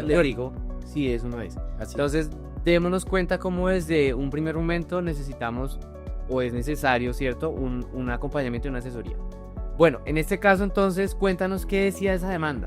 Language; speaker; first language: Spanish; native; Spanish